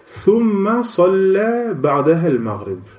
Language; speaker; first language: Arabic; non-native, fluent; French